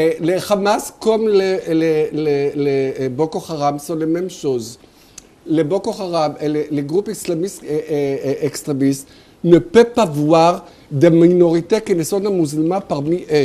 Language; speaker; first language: French; non-native, fluent; Hebrew